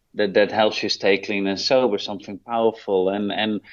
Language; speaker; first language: English; non-native, fluent; Dutch